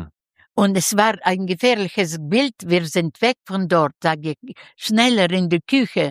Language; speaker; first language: German; non-native, learner; Russian